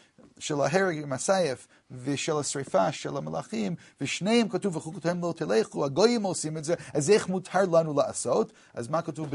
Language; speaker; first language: Hebrew; non-native, fluent; English